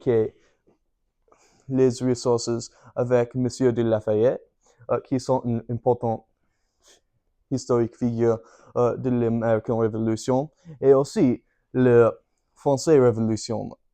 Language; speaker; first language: French; non-native, learner; English